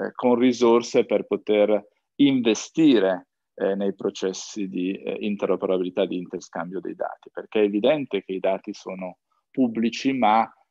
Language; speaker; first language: Italian; native; Italian